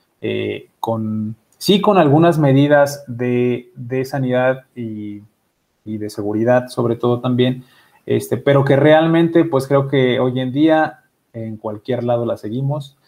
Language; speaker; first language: Spanish; native; Spanish